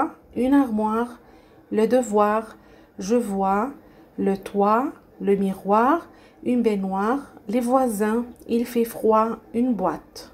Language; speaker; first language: French; non-native, fluent; Arabic